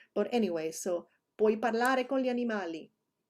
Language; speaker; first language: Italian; non-native, fluent; Spanish